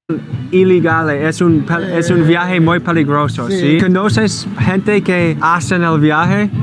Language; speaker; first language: Spanish; non-native, learner; English